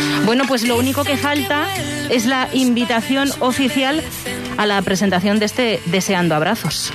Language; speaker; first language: Spanish; native; Spanish